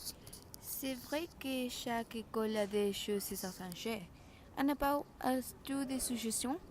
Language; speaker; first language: French; non-native, learner; Spanish